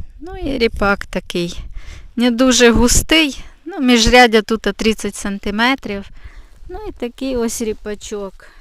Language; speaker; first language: Ukrainian; native; Ukrainian